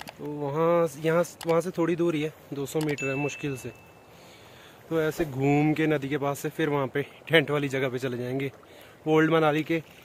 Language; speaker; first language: Hindi; non-native, local second language; Punjabi